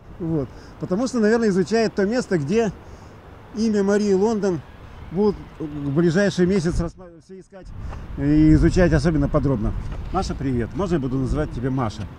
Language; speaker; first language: Russian; native; Russian